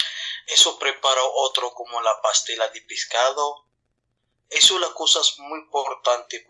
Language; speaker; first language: Spanish; non-native, learner; Arabic